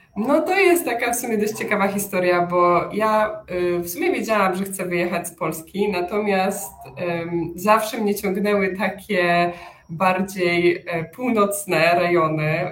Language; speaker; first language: Polish; native; Polish